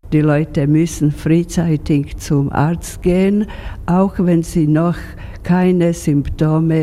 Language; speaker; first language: German; non-native, fluent; Slovak